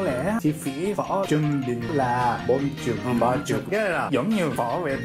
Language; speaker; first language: Vietnamese; non-native, learner; Japanese